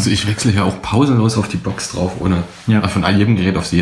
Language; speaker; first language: German; native; German